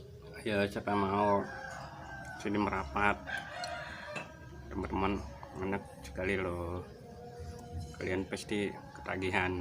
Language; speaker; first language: Indonesian; native; Indonesian